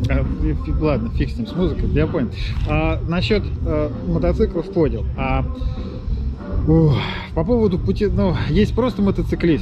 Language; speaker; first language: Russian; native; Russian